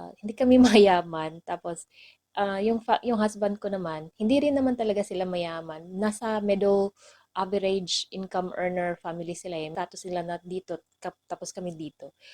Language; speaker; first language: Filipino; non-native, local second language; Cebuano